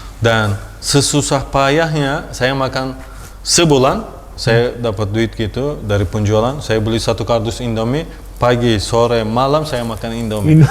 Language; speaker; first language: Indonesian; non-native, fluent; Turkish